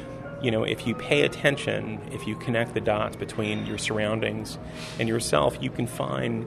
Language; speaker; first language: English; native; English